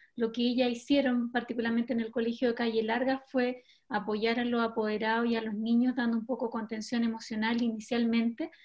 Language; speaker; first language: Spanish; native; Spanish